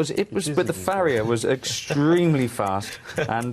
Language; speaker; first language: English; native; English